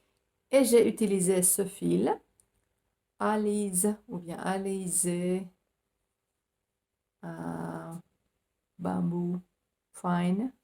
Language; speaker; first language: French; non-native, fluent; Finnish